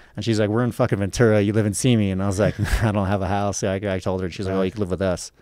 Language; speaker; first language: English; native; English